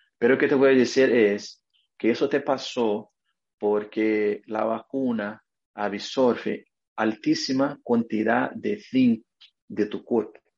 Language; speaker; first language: Spanish; non-native, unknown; Portuguese